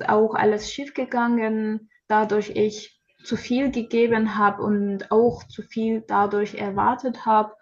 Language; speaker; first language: German; non-native, learner; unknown